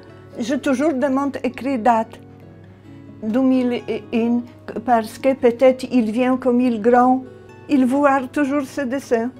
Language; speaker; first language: French; non-native, learner; Polish